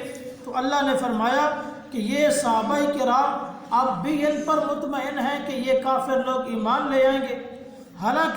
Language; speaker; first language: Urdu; non-native, local second language; Punjabi